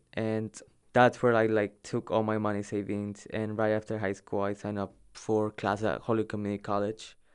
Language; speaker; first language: English; early bilingual, other home language; Spanish